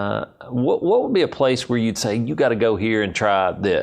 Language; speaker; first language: English; native; English